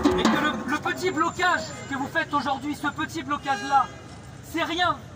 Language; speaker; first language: French; early bilingual, other home language; Spanish